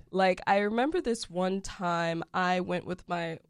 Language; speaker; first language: English; native; English